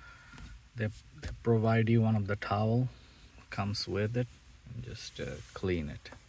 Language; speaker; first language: English; non-native, fluent; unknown